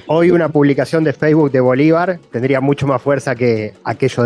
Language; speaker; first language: Spanish; native; Spanish